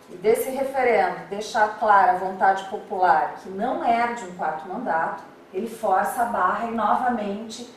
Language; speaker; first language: Portuguese; native; Portuguese